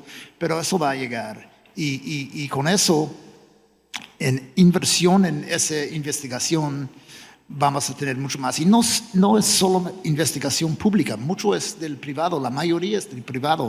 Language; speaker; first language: Spanish; non-native, fluent; English